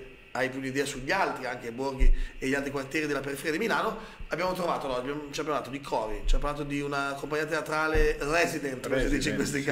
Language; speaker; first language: Italian; native; Italian